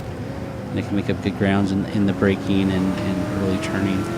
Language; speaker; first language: English; native; English